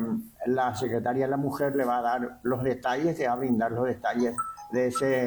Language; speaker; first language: Spanish; native; Spanish